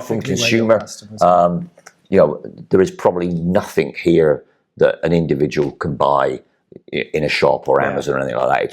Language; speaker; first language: English; native; English